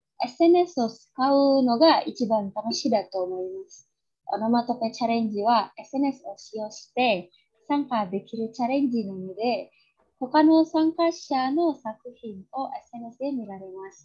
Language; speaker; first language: Japanese; non-native, fluent; Indonesian